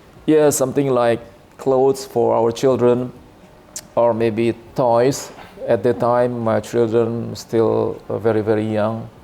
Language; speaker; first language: English; non-native, learner; Indonesian